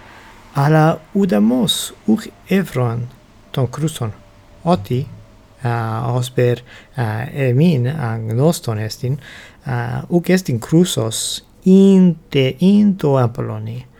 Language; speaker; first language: Greek; non-native, learner; English